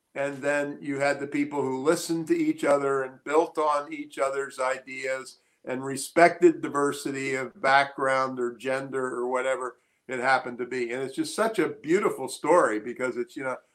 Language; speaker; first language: English; native; English